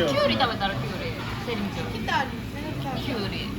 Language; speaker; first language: Turkish; non-native, learner; Japanese